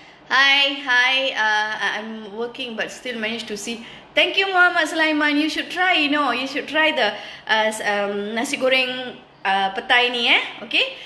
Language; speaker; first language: English; non-native, local second language; Tamil